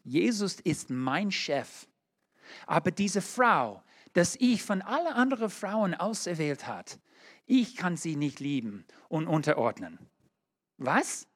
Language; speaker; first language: German; non-native, learner; English